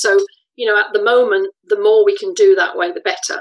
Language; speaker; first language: English; native; English